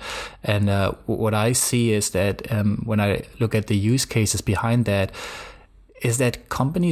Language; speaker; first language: English; non-native, fluent; German